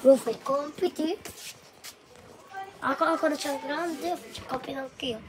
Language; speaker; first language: Italian; non-native, learner; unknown